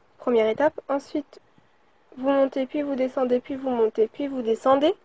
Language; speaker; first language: French; early bilingual, other home language; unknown